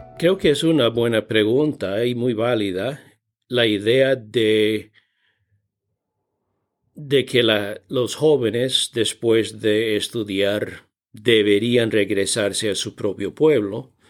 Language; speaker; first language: Spanish; non-native, fluent; English